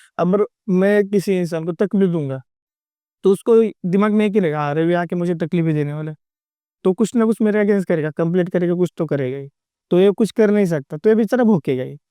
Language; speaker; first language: Hindi; non-native, local second language; Marathi